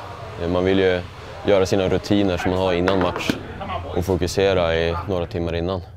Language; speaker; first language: Swedish; native; Swedish